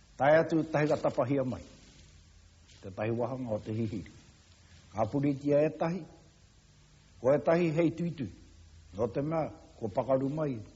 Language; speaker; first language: Māori; native; Māori